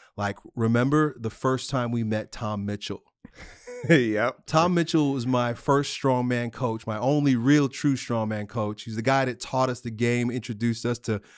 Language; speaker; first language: English; native; English